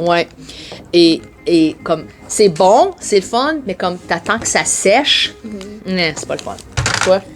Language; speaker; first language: French; native; French